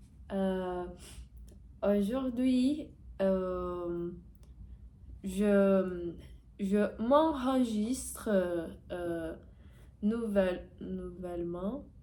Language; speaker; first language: French; non-native, learner; Portuguese